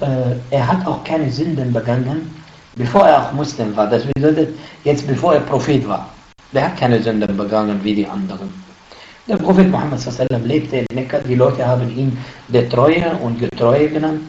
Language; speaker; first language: German; non-native, fluent; Arabic